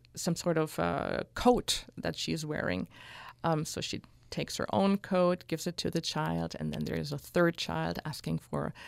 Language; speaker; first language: English; non-native, fluent; German